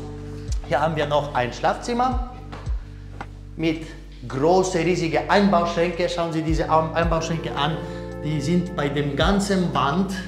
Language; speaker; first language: German; non-native, learner; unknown